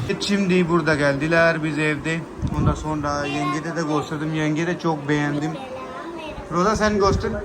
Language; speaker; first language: Turkish; non-native, learner; Urdu